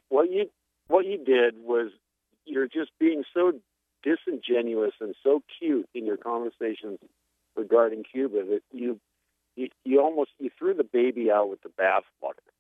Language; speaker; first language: English; non-native, fluent; Spanish